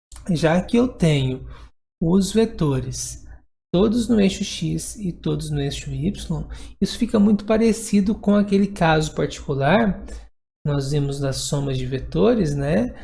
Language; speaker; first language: Portuguese; native; Portuguese